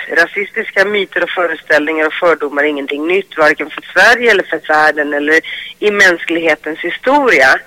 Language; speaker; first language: Swedish; early bilingual, other home language; Greek